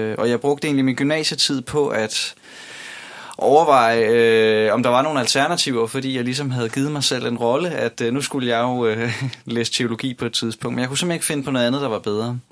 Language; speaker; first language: Danish; native; Danish